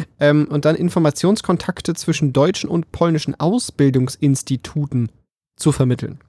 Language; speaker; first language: German; early bilingual, other home language; Polish